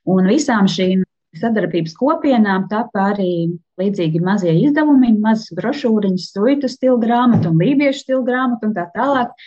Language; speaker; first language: Latvian; native; Latvian